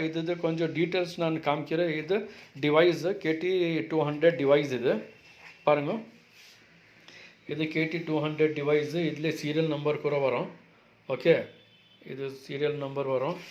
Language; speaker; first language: Tamil; non-native, local second language; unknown